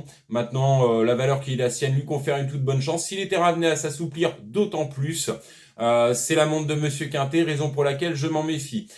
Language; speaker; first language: French; native; French